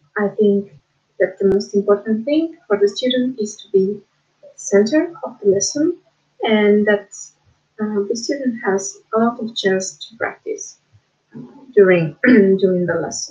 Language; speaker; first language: English; non-native, fluent; Italian